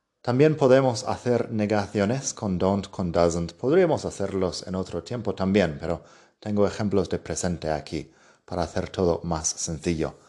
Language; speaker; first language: Spanish; non-native, fluent; English